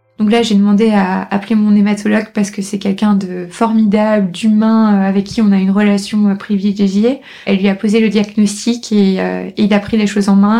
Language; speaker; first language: French; native; French